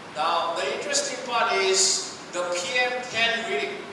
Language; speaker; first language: English; non-native, local second language; Chinese